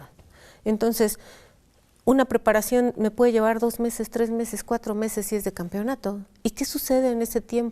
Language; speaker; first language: Spanish; native; Spanish